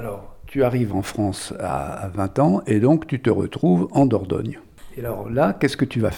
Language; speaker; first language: French; native; French